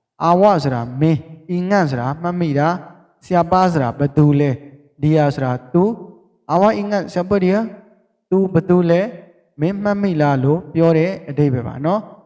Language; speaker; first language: Burmese; native; Burmese